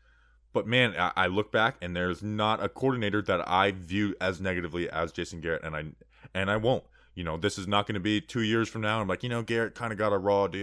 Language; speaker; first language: English; native; English